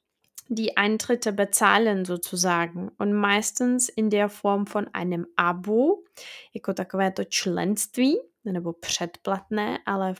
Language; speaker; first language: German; non-native, fluent; Czech